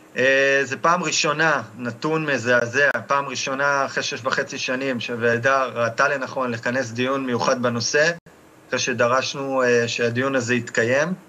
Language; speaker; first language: Hebrew; native; Hebrew